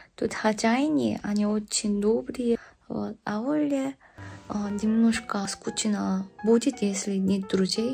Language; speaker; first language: Russian; non-native, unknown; Korean